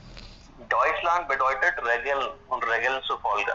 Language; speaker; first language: German; non-native, fluent; Hindi